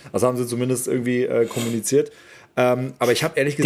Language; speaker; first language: German; native; German